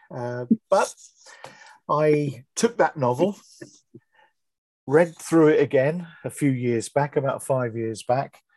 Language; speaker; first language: English; native; English